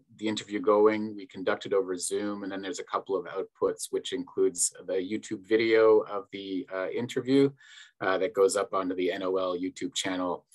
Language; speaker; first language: English; native; English